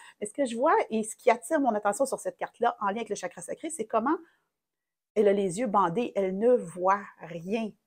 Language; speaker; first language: French; native; French